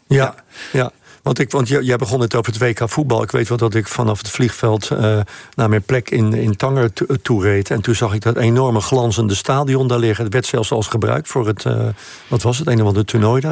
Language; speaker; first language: Dutch; native; Dutch